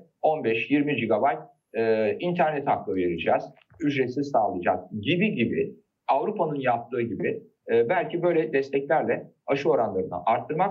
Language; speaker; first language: Turkish; native; Turkish